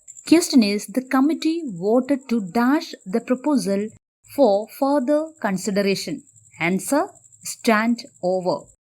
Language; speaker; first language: English; non-native, local second language; Malayalam